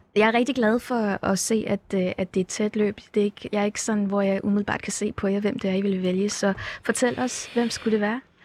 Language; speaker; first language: Danish; native; Danish